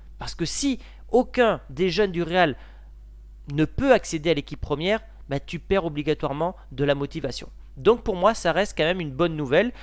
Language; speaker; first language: French; native; French